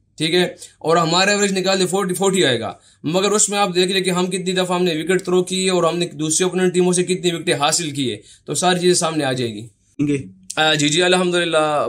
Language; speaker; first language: Urdu; non-native, local second language; Pashto